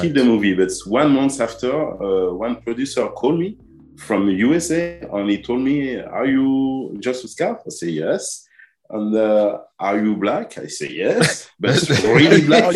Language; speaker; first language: English; non-native, learner; French